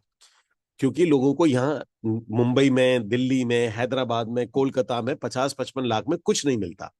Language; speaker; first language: Hindi; native; Hindi